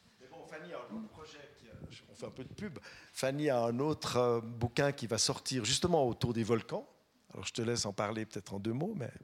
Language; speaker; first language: French; native; French